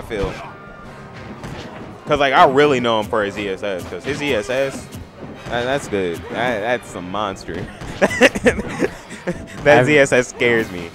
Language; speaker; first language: English; native; English